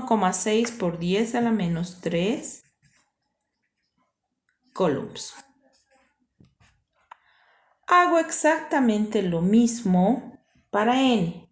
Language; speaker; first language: Spanish; native; Spanish